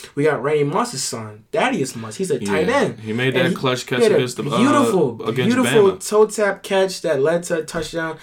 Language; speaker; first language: English; native; English